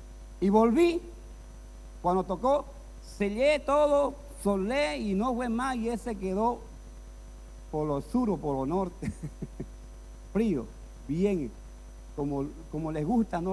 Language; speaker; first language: Spanish; native; Spanish